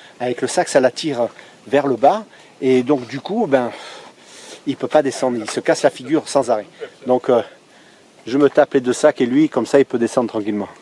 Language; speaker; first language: French; native; French